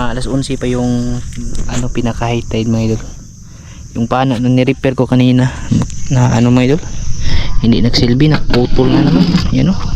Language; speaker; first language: Filipino; non-native, local second language; Cebuano